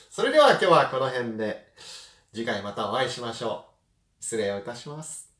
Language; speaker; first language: Japanese; native; Japanese